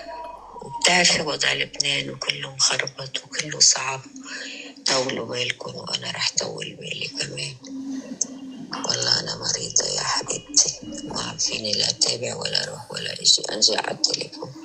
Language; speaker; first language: Arabic; native; Arabic